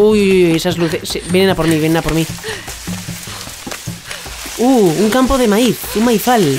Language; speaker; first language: Spanish; native; Spanish